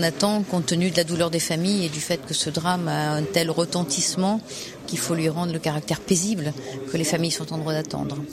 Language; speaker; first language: French; native; French